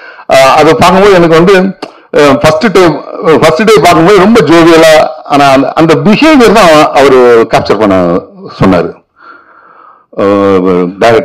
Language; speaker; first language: Tamil; native; Tamil